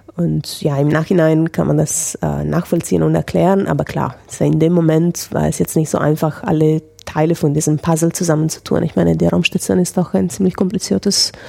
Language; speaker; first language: German; non-native, fluent; Italian